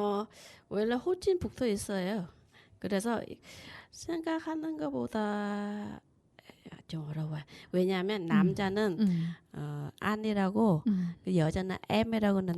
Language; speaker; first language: Korean; non-native, learner; Vietnamese